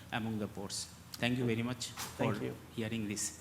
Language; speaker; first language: English; non-native, local second language; Bangla